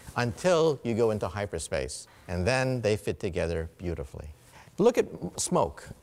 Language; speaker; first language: English; native; English